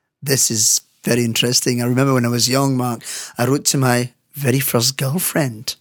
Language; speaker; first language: English; non-native, fluent; French